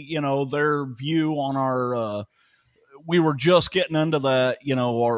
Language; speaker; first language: English; native; English